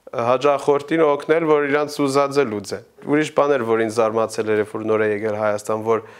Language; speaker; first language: Armenian; early bilingual, heritage; Armenian